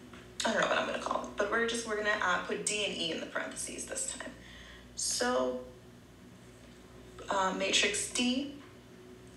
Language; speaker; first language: English; native; English